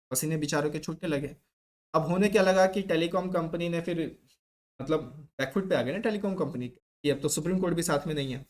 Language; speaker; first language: Hindi; native; Hindi